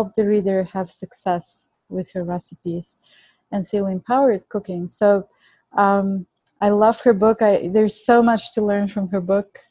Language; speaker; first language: English; non-native, fluent; Bulgarian